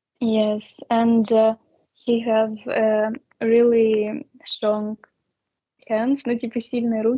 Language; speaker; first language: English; non-native, learner; Russian